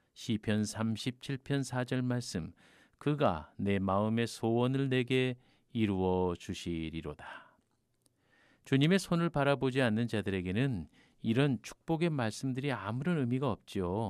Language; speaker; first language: Korean; native; Korean